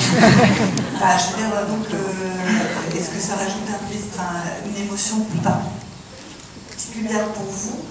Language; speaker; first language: French; native; French